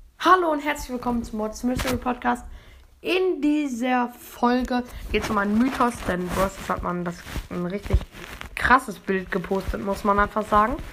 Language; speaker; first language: German; native; German